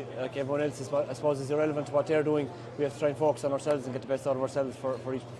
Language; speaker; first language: English; native; English